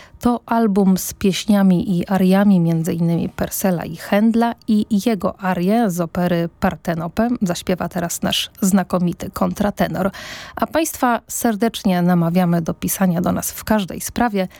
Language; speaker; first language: Polish; native; Polish